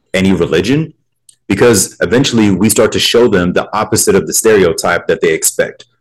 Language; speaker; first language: English; native; English